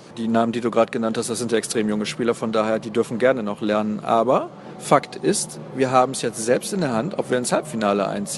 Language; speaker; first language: German; native; German